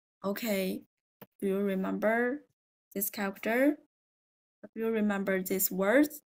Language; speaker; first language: English; non-native, fluent; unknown